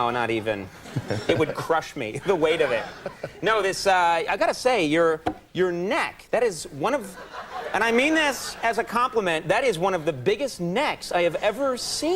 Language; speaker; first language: English; native; English